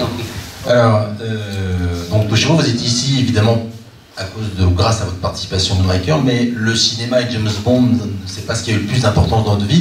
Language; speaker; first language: French; native; French